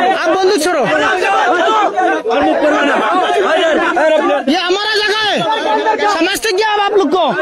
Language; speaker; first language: Hindi; non-native, learner; Bangla